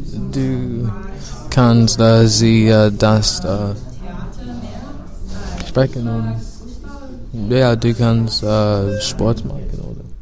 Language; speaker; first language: German; non-native, learner; English